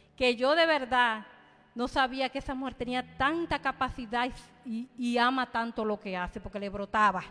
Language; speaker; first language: Spanish; native; Spanish